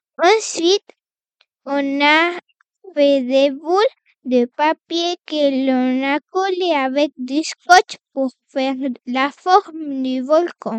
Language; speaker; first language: French; non-native, fluent; Spanish